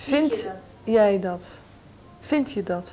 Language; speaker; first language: Dutch; native; Dutch